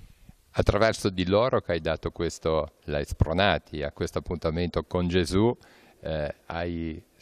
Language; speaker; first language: Italian; native; Italian